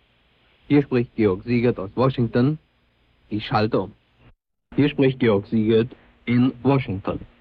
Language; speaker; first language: German; native; German